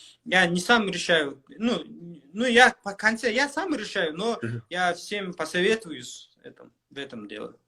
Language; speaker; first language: Russian; non-native, local second language; Kyrgyz